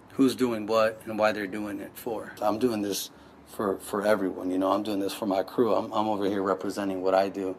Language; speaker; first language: English; native; English